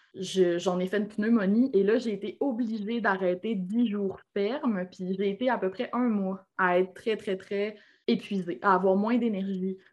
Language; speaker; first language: French; native; French